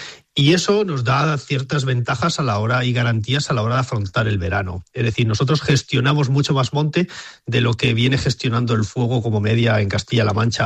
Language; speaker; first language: Spanish; native; Spanish